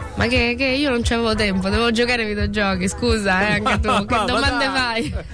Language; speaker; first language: Italian; non-native, fluent; Albanian